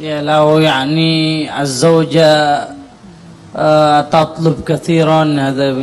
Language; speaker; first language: Arabic; non-native, learner; Indonesian